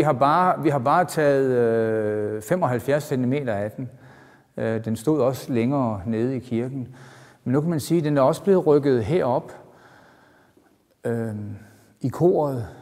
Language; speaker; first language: Danish; native; Danish